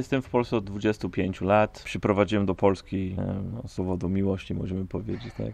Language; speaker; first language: Polish; non-native, fluent; English